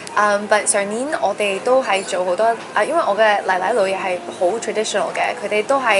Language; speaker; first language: Cantonese; early bilingual, heritage; Cantonese